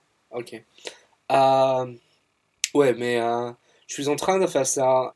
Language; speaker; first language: French; non-native, fluent; English